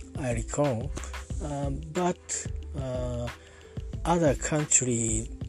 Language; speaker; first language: English; non-native, learner; Japanese